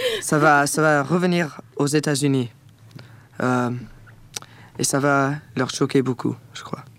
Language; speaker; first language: French; non-native, learner; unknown